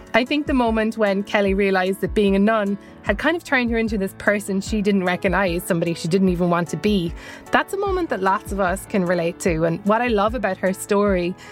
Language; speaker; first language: English; native; English